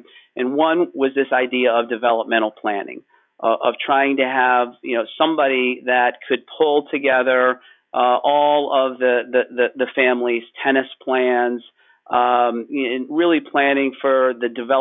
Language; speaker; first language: English; native; English